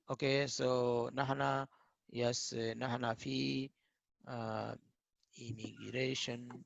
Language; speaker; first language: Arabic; non-native, fluent; Hindi